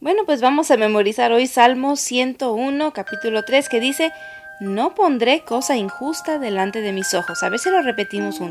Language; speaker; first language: Spanish; native; Spanish